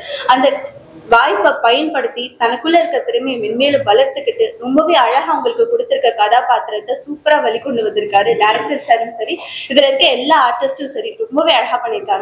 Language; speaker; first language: Tamil; native; Tamil